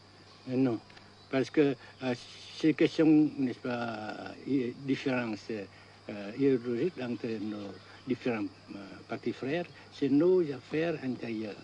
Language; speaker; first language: French; non-native, local second language; Vietnamese